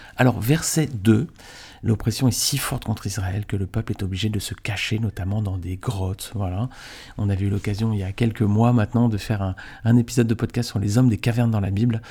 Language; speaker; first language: French; native; French